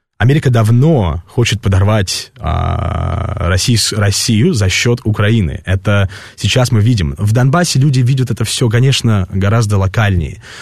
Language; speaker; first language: Russian; early bilingual, heritage; Russian